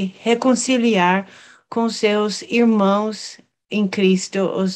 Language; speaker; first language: Portuguese; non-native, fluent; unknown